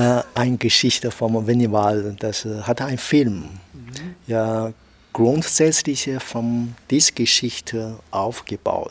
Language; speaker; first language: German; non-native, learner; Chinese